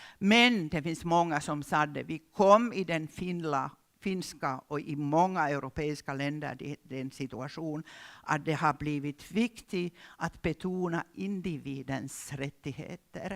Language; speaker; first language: Swedish; non-native, local second language; Finnish